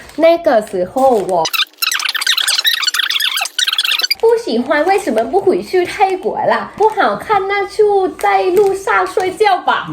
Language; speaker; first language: Chinese; non-native, learner; Thai